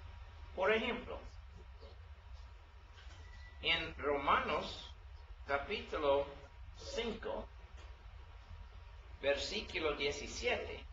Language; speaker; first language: Spanish; non-native, learner; English